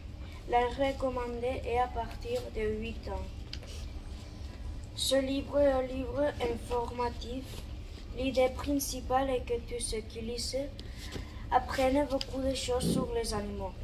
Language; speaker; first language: French; non-native, learner; Catalan